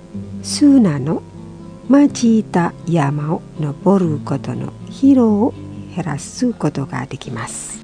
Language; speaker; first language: Japanese; non-native, fluent; Indonesian